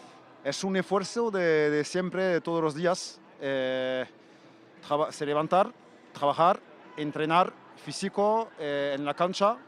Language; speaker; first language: Spanish; non-native, fluent; French